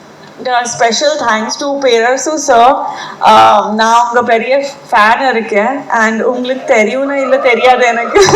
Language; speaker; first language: Tamil; non-native, fluent; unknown